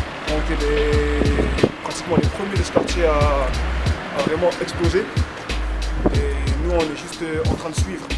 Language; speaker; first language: French; native; French